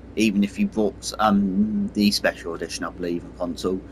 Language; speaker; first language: English; native; English